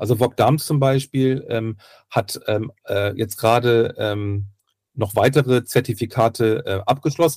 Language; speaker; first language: German; native; German